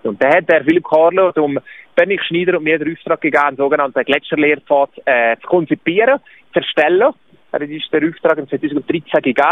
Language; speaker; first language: German; native; German